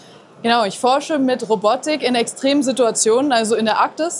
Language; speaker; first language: German; native; German